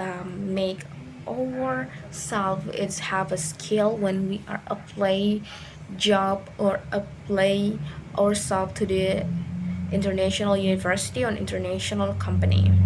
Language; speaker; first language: English; non-native, learner; Indonesian